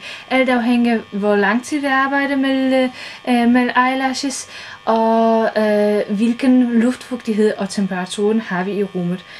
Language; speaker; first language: Danish; non-native, fluent; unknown